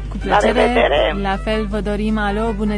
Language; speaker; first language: Romanian; native; Romanian